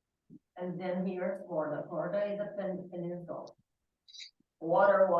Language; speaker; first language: English; non-native, fluent; Portuguese